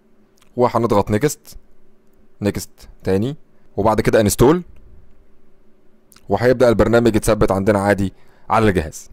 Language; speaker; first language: Arabic; native; Arabic